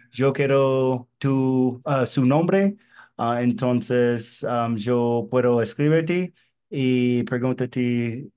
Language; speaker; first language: Spanish; non-native, learner; English